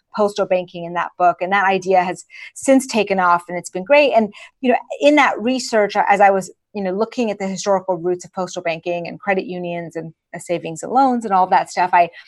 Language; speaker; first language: English; early bilingual, other home language; Persian